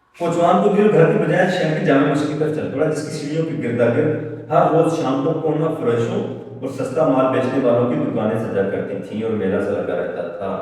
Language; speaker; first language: Urdu; non-native, local second language; Punjabi